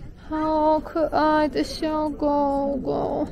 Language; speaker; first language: Chinese; non-native, fluent; Polish